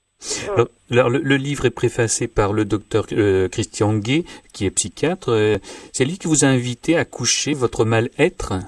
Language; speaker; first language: French; native; French